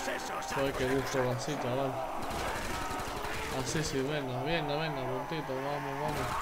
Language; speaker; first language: Spanish; native; Spanish